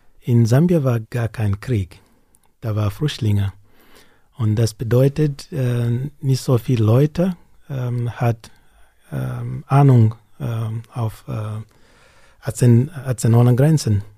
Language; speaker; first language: German; non-native, learner; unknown